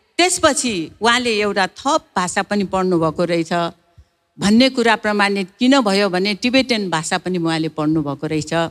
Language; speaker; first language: Nepali; non-native, local second language; Newari